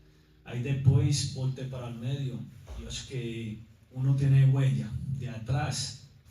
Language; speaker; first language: Portuguese; non-native, learner; Spanish